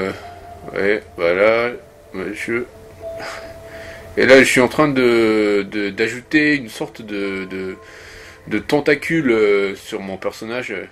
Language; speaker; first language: French; non-native, fluent; Japanese